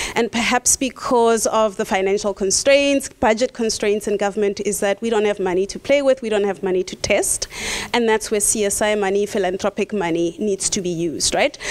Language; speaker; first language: English; non-native, local second language; Tswana